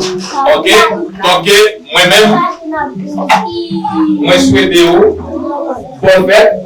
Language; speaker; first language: French; non-native, learner; Haitian Creole